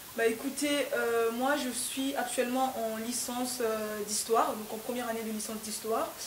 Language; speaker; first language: French; non-native, local second language; Lingala